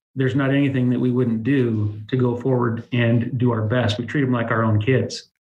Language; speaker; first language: English; native; English